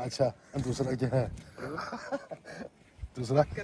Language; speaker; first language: Hindi; non-native, local second language; Tibetan